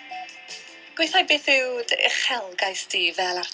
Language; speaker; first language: Welsh; native; Welsh